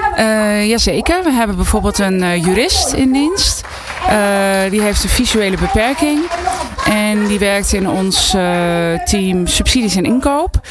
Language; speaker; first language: Dutch; native; Dutch